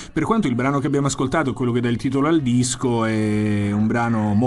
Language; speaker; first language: Italian; native; Italian